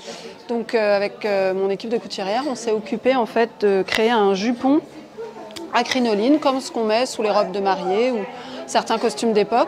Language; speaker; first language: French; native; French